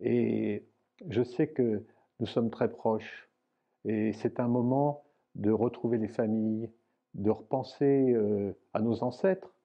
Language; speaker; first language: French; early bilingual, heritage; French